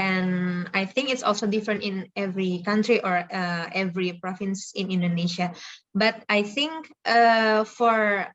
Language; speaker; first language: English; non-native, fluent; Indonesian